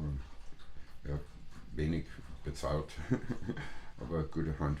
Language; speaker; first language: German; non-native, fluent; English